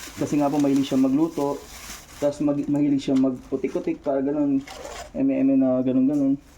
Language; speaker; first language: Filipino; native; Filipino